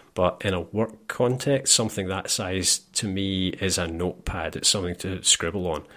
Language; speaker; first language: English; native; English